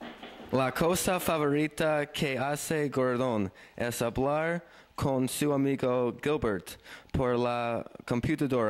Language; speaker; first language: Spanish; non-native, learner; English